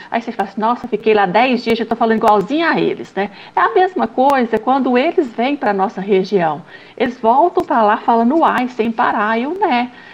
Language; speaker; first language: Portuguese; native; Portuguese